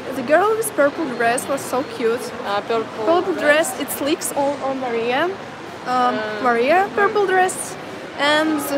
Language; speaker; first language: English; non-native, learner; Russian